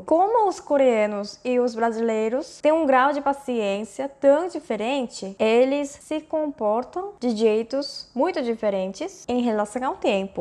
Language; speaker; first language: Portuguese; non-native, fluent; Korean